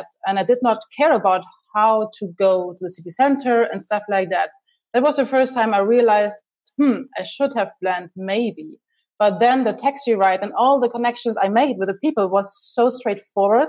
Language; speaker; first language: English; non-native, fluent; German